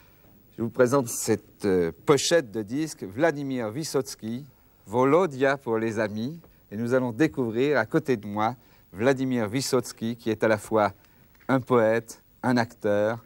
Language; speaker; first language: French; native; French